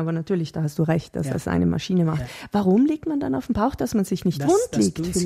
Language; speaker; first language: German; native; German